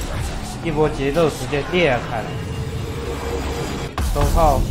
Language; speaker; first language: Chinese; native; Chinese